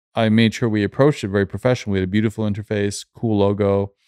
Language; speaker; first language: English; native; English